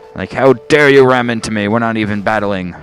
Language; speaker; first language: English; native; English